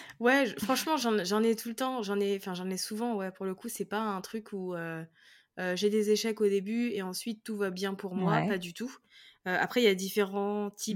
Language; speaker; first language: French; native; French